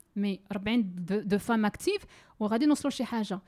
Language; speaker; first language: French; native; French